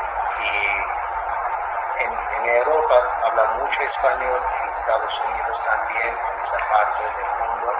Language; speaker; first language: Spanish; non-native, fluent; Azerbaijani